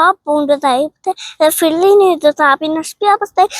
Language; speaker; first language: Albanian; early bilingual, heritage; Albanian